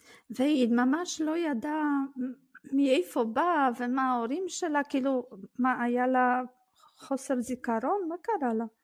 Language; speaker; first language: Hebrew; non-native, fluent; Polish